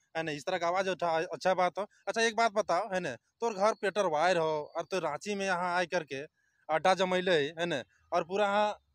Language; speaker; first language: Hindi; non-native, local second language; Magahi